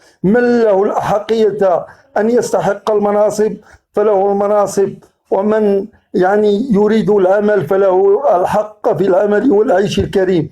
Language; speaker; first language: Arabic; native; Arabic